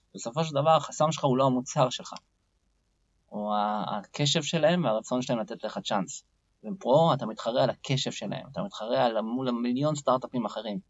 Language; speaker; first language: Hebrew; native; Hebrew